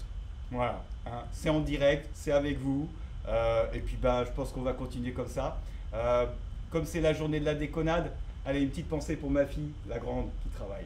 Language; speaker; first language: French; native; French